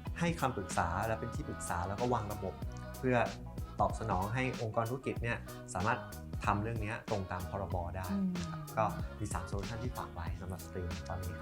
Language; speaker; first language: Thai; native; Thai